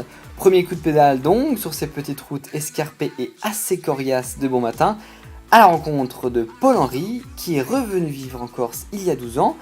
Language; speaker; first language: French; native; French